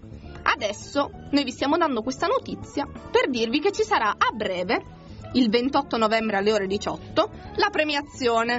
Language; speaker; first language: Italian; native; Italian